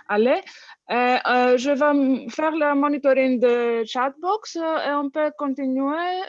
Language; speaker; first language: French; non-native, learner; English